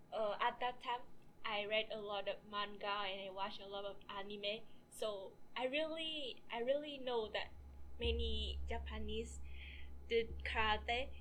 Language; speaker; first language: English; non-native, fluent; Vietnamese